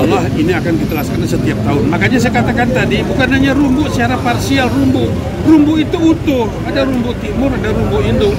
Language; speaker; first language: Indonesian; non-native, local second language; Sasak